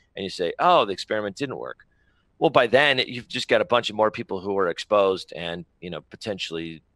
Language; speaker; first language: English; native; English